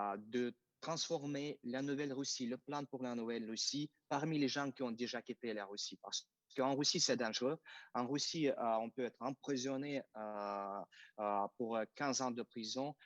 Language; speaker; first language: French; non-native, fluent; Russian